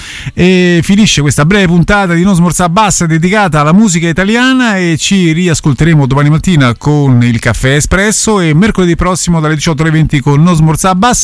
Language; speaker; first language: Italian; native; Italian